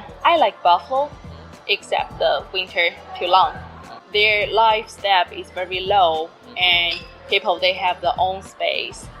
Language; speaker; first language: English; non-native, learner; Chinese